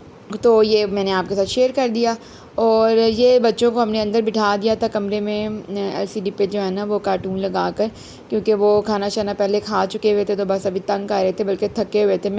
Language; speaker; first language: Urdu; native; Urdu